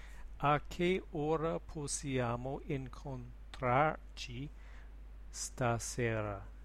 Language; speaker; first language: Italian; non-native, learner; English